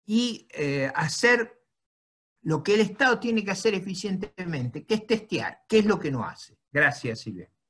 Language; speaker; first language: Spanish; native; Spanish